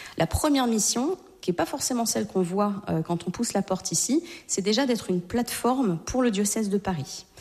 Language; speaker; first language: French; native; French